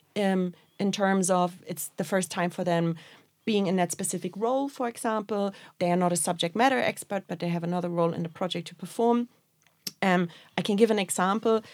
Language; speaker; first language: English; non-native, fluent; German